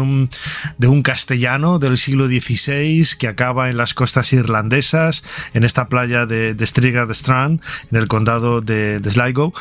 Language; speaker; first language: Spanish; native; Spanish